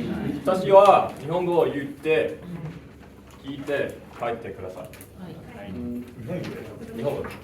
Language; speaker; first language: Japanese; non-native, learner; English